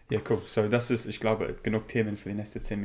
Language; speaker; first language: German; non-native, learner; English